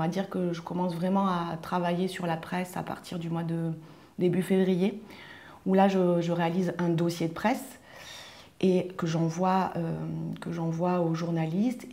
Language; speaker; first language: French; native; French